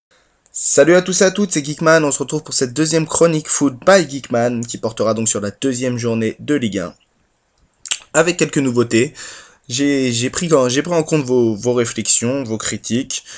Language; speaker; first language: French; native; French